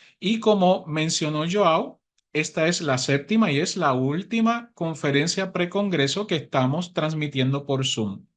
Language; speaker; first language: Spanish; native; Spanish